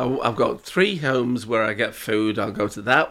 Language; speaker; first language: English; native; English